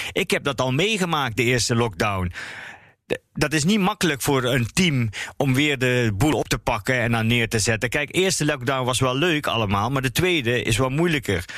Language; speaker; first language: Dutch; early bilingual, other home language; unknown